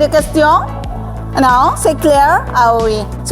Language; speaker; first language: French; non-native, learner; Indonesian